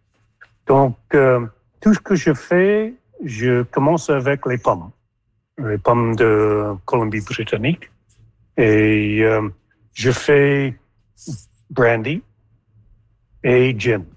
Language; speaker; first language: French; non-native, local second language; English